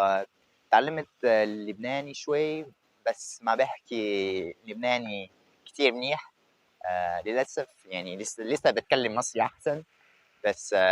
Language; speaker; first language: Arabic; non-native, fluent; French